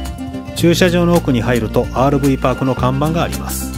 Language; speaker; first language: Japanese; native; Japanese